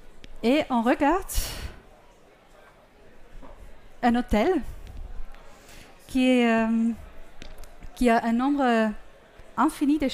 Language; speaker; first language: French; non-native, fluent; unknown